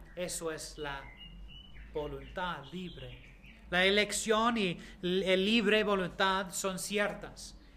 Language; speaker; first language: Spanish; non-native, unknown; English